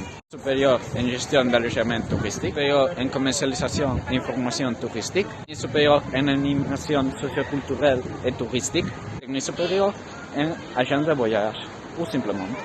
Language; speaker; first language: French; non-native, learner; Spanish